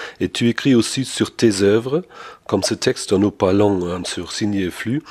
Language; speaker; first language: French; non-native, fluent; German